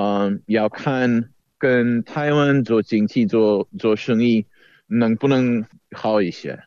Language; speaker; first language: Chinese; non-native, fluent; Czech